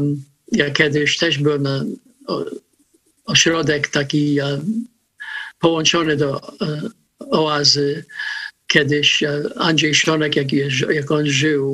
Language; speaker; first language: Polish; early bilingual, heritage; Polish